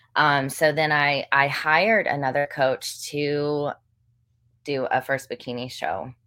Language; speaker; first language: English; native; English